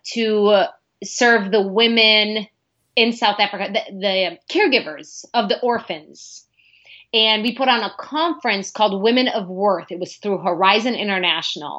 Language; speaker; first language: English; early bilingual, other home language; Arabic